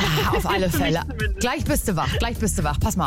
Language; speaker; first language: German; native; German